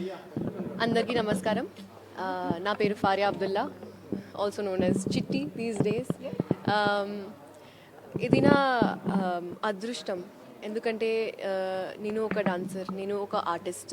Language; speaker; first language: Telugu; non-native, local second language; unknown